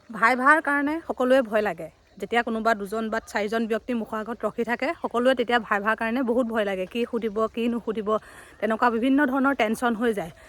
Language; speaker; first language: Assamese; native; Assamese